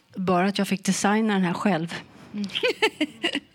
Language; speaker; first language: Swedish; native; Swedish